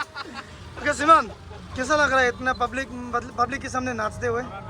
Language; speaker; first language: Hindi; non-native, local second language; Bangla